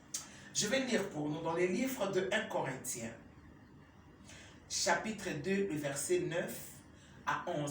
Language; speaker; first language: French; non-native, local second language; Lingala